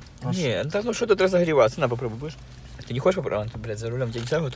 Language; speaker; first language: Russian; native; Russian